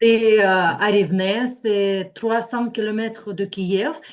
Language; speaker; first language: French; non-native, fluent; Ukrainian